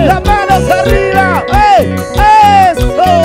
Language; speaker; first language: Spanish; native; Spanish